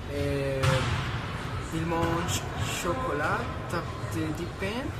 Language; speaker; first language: French; non-native, learner; Spanish